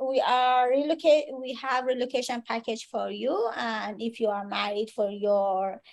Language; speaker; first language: English; non-native, fluent; Persian